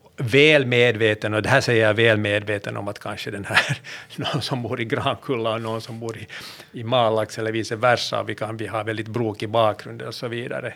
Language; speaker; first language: Swedish; native; Swedish